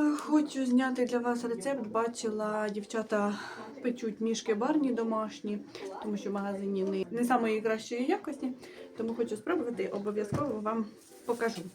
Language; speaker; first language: Ukrainian; non-native, local second language; Russian